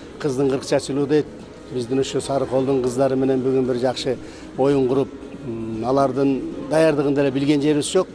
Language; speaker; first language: Kyrgyz; native; Kyrgyz